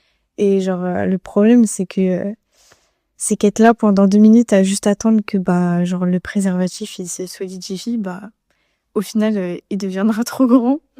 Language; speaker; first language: French; native; French